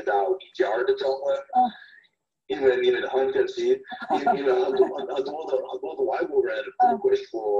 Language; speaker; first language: Chinese; non-native, fluent; English